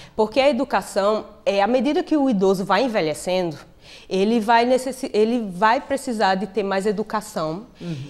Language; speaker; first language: Portuguese; native; Portuguese